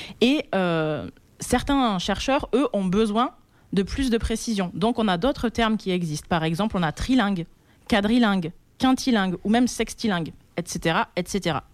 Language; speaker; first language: French; native; French